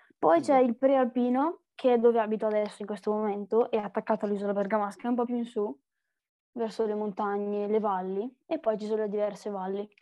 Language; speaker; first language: Italian; native; Italian